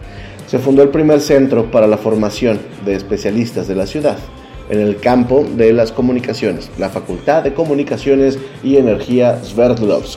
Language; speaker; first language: Spanish; native; Spanish